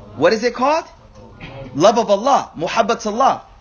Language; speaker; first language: English; native; English